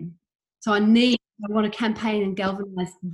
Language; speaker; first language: English; native; English